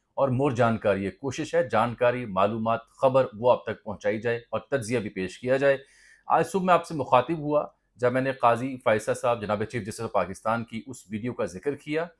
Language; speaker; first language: Urdu; native; Urdu